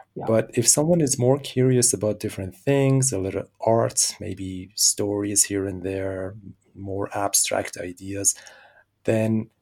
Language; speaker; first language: English; non-native, fluent; Persian